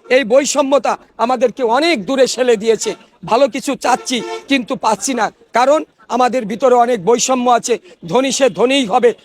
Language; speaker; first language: Bangla; native; Bangla